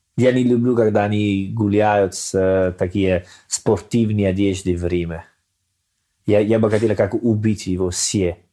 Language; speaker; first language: Russian; non-native, learner; Italian